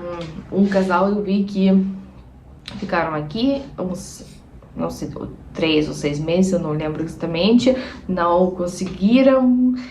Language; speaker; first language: Portuguese; non-native, fluent; Russian